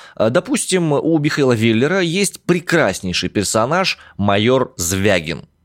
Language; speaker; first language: Russian; native; Russian